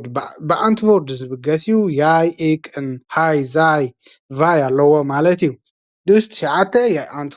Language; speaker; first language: Dutch; non-native, fluent; Tigrinya